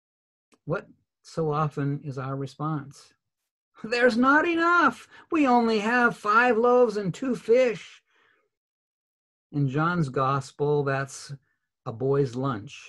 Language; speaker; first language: English; native; English